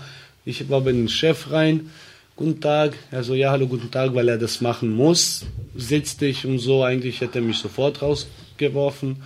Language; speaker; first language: German; early bilingual, other home language; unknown